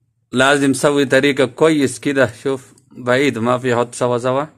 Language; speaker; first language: Arabic; non-native, learner; Urdu